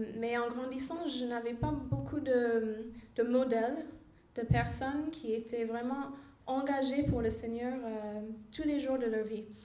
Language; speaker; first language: French; non-native, fluent; English